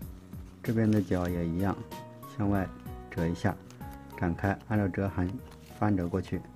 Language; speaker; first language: Chinese; native; Chinese